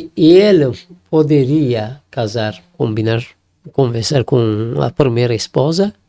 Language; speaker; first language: Portuguese; non-native, learner; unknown